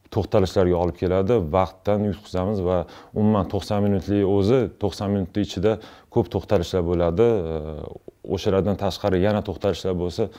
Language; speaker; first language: Uzbek; non-native, local second language; Russian